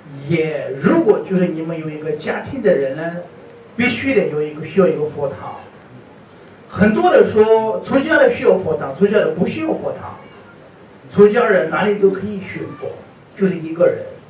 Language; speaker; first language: Chinese; non-native, fluent; Tibetan